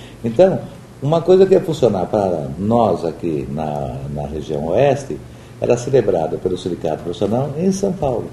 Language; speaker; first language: Portuguese; native; Portuguese